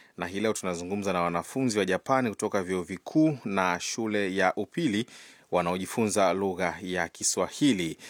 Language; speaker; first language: Swahili; native; Swahili